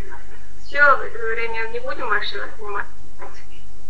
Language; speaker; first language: Russian; non-native, local second language; Kyrgyz